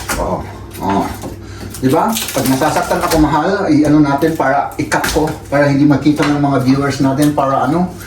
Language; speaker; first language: Filipino; native; Filipino